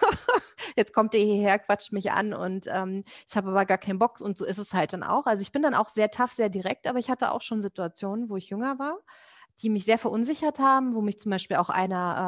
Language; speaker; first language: German; native; German